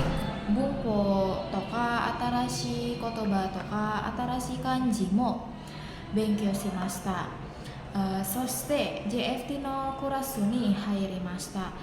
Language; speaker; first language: Japanese; non-native, learner; Indonesian